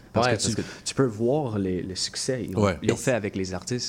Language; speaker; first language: French; non-native, local second language; English